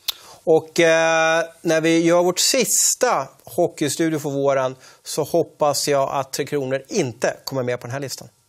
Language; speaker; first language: Swedish; native; Swedish